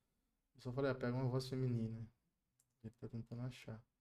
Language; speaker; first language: Portuguese; native; Portuguese